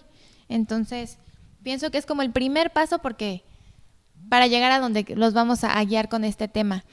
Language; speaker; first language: Spanish; native; Spanish